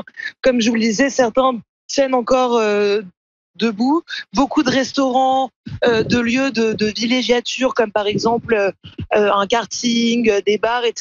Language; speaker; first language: French; native; French